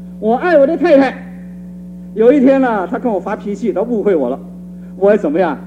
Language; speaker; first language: Chinese; non-native, local second language; Cantonese